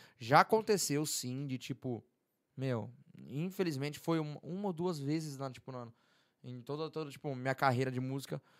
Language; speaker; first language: Portuguese; native; Portuguese